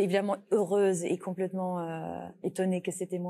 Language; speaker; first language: French; non-native, fluent; German